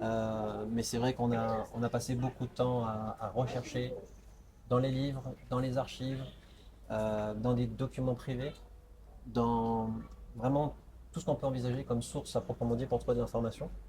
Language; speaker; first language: French; native; French